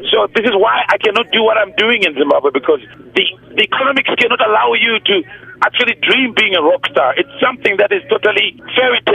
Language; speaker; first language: English; non-native, local second language; Shona